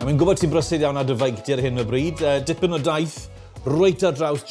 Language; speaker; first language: Welsh; native; Welsh